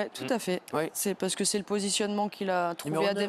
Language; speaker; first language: French; native; French